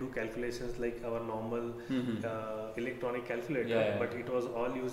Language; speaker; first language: English; non-native, local second language; Marathi